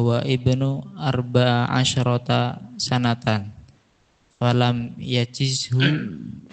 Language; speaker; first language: Arabic; non-native, learner; Indonesian